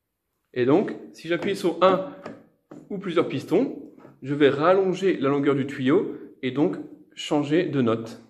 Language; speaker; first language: French; native; French